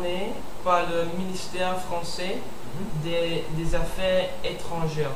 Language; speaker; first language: French; non-native, learner; English